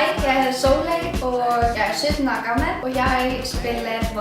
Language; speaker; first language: Danish; non-native, learner; Icelandic